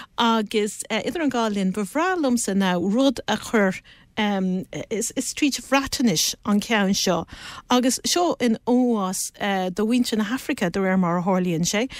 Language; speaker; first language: Irish; native; Irish